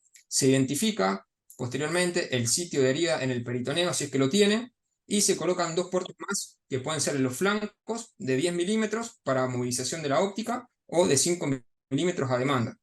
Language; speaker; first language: Spanish; native; Spanish